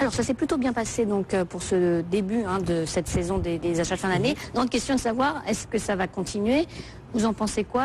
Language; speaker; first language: French; native; French